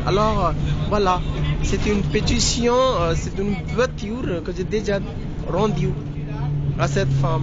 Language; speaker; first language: French; non-native, learner; Hindi